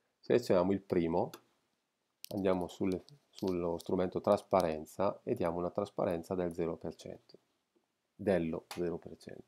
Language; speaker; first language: Italian; native; Italian